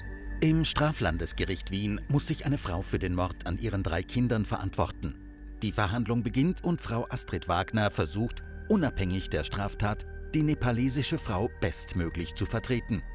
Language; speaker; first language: German; native; German